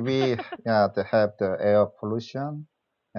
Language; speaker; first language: English; non-native, learner; Korean